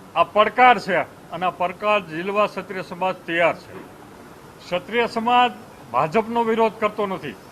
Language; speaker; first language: Gujarati; native; Gujarati